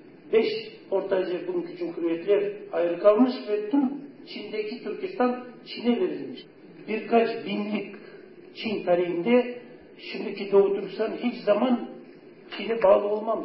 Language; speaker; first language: Turkish; non-native, fluent; Kazakh